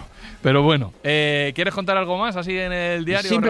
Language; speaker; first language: Spanish; native; Spanish